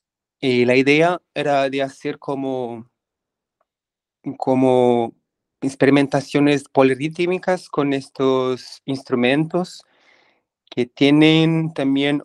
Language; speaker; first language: Spanish; non-native, fluent; Portuguese